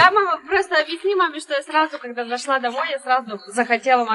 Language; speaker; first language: Russian; native; Russian